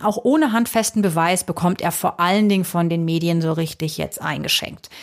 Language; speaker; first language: German; native; German